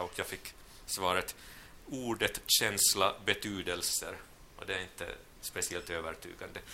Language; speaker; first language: Swedish; non-native, local second language; Finnish